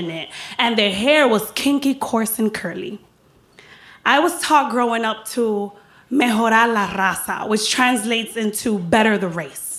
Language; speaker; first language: English; early bilingual, other home language; Spanish